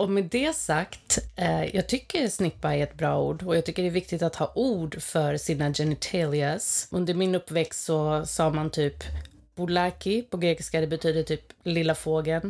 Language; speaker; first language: Swedish; native; Swedish